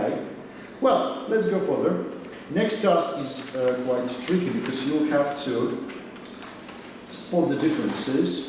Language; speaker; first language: English; non-native, fluent; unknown